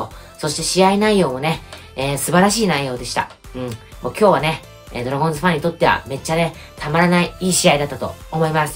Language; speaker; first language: Japanese; native; Japanese